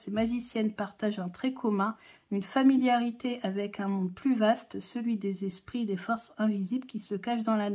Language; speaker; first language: French; native; French